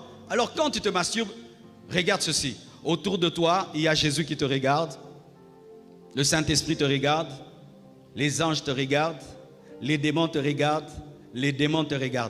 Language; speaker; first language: French; non-native, local second language; Lingala